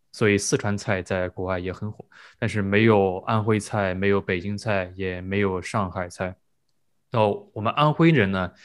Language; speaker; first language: Chinese; native; Chinese